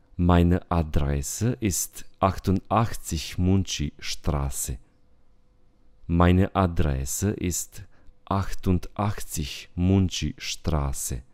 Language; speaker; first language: German; non-native, fluent; Romanian